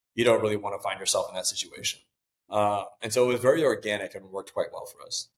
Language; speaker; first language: English; native; English